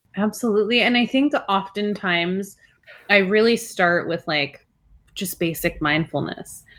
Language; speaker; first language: English; early bilingual, other home language; Spanish